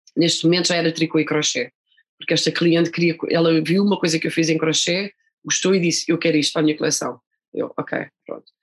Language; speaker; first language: Portuguese; native; Portuguese